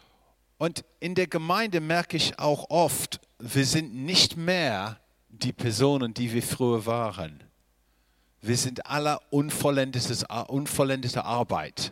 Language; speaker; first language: German; non-native, fluent; English